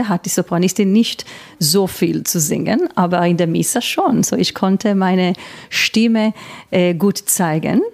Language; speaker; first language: German; non-native, fluent; Hebrew